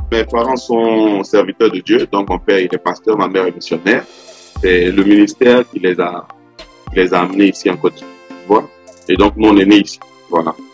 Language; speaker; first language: French; non-native, local second language; Yoruba